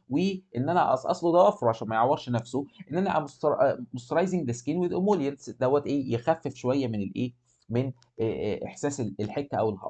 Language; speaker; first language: Arabic; native; Arabic